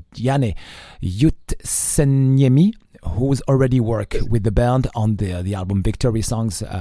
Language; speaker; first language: English; non-native, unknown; French